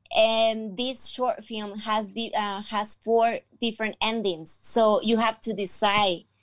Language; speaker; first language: English; non-native, fluent; Spanish